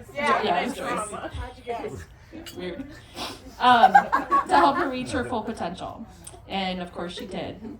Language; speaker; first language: English; native; English